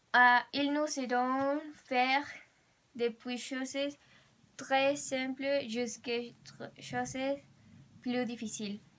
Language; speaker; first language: French; non-native, learner; Spanish